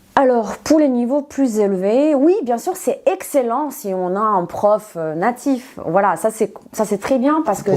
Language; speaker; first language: French; non-native, fluent; Serbian